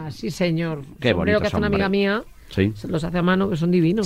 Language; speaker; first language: Spanish; native; Spanish